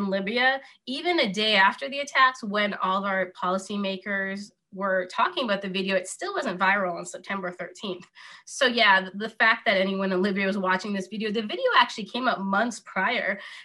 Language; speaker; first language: English; native; English